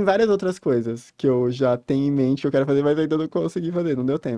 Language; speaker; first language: Portuguese; native; Portuguese